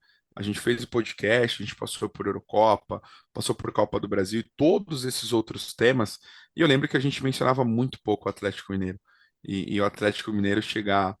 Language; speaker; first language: Portuguese; native; Portuguese